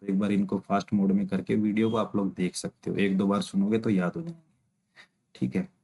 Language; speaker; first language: Hindi; native; Hindi